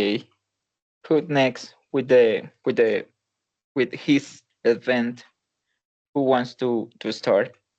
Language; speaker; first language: English; non-native, learner; Spanish